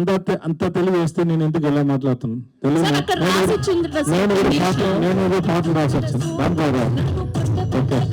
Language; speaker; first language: Telugu; non-native, learner; Tamil